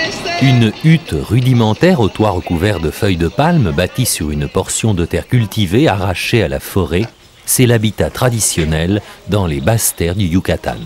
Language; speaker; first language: French; native; French